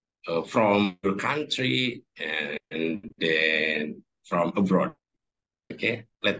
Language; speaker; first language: English; non-native, fluent; Indonesian